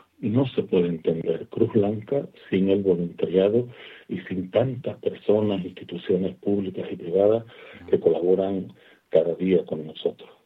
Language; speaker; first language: Spanish; native; Spanish